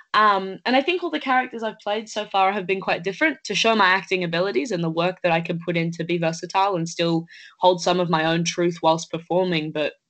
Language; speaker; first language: English; native; English